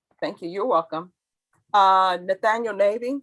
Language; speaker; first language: English; native; English